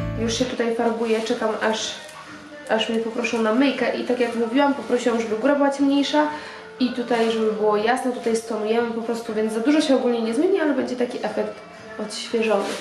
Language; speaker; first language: Polish; native; Polish